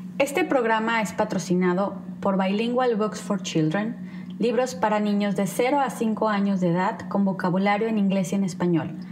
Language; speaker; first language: Spanish; native; Spanish